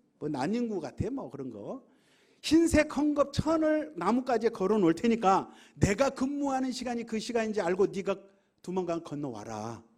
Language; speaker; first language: Korean; native; Korean